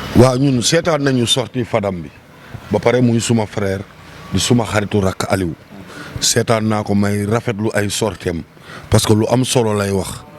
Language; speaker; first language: Wolof; native; Wolof